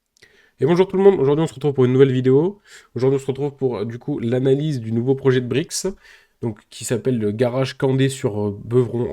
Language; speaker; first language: French; native; French